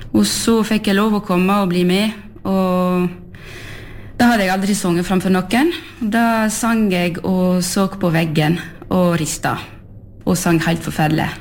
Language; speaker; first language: Norwegian; early bilingual, heritage; French